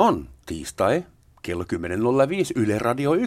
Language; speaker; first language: Finnish; native; Finnish